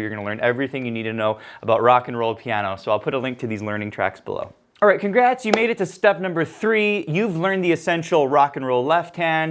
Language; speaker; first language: English; native; English